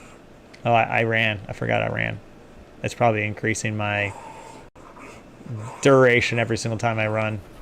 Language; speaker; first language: English; native; English